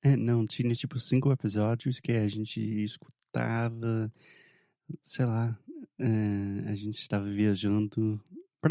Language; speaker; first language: Portuguese; non-native, fluent; English